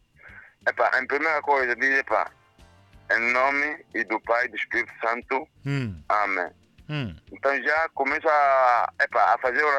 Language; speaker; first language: Portuguese; non-native, local second language; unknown